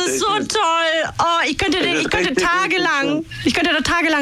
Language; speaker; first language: German; native; German